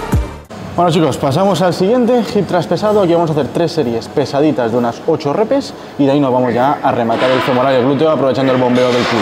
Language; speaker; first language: Spanish; native; Spanish